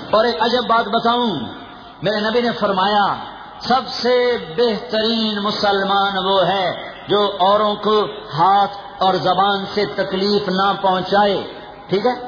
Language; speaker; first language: Urdu; non-native, local second language; Punjabi